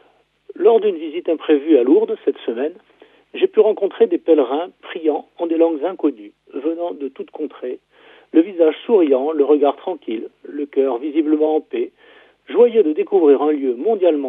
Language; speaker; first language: French; native; French